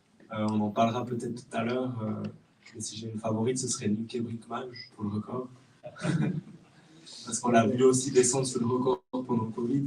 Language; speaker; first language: French; native; French